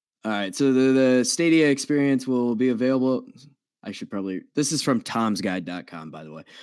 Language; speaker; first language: English; native; English